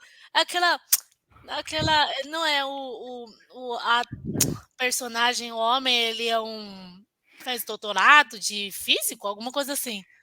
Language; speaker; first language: Portuguese; non-native, fluent; Chinese